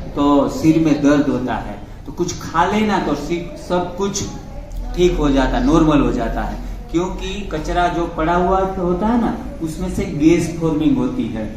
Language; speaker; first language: Hindi; non-native, local second language; Gujarati